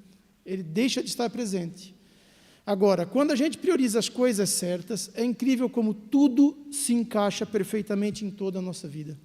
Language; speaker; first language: Portuguese; native; Portuguese